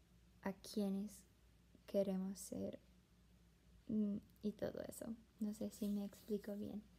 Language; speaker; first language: Spanish; non-native, fluent; English